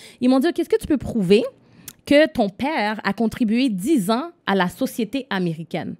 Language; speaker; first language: French; non-native, local second language; English